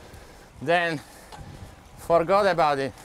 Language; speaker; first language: English; non-native, fluent; Slovak